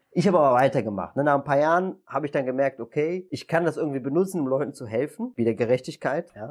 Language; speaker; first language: German; native; German